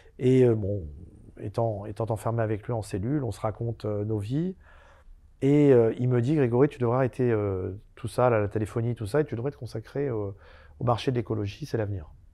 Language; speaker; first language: French; native; French